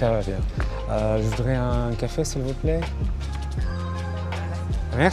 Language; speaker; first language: French; non-native, learner; Arabic